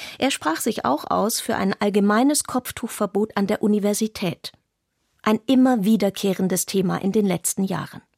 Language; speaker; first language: German; non-native, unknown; Arabic